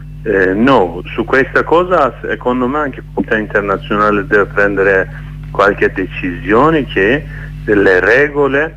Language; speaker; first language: Italian; non-native, learner; Kurdish